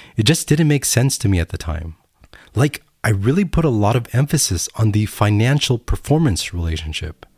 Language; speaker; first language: English; native; English